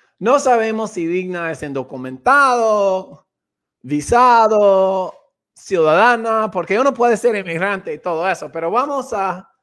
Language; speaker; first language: Spanish; non-native, fluent; English